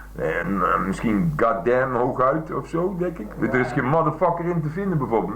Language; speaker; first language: Dutch; native; Dutch